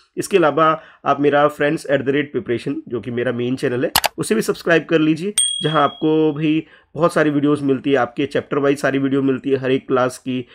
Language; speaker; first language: Hindi; native; Hindi